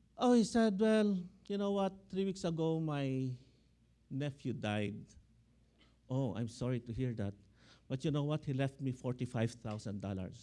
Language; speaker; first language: English; non-native, local second language; Filipino